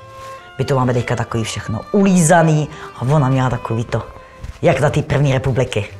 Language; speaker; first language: Czech; native; Czech